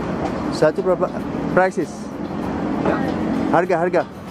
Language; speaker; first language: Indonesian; non-native, learner; Arabic